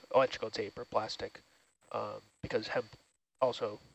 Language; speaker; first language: English; native; English